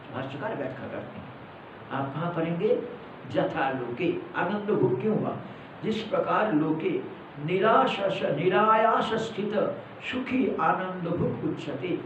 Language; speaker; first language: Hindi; non-native, local second language; Malayalam